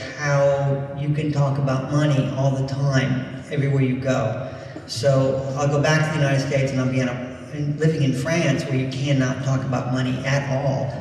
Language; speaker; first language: English; native; English